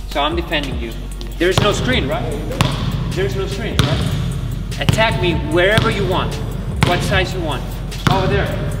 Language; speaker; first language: English; non-native, fluent; Catalan